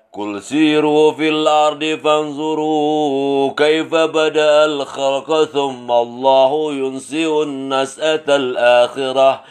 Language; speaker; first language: Arabic; non-native, learner; Indonesian